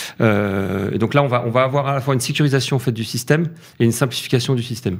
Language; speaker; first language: French; native; French